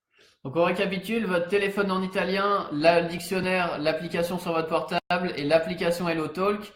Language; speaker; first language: French; native; French